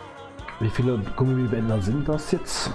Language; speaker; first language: German; native; German